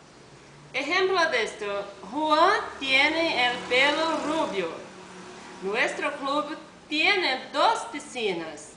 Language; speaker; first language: Spanish; non-native, learner; Portuguese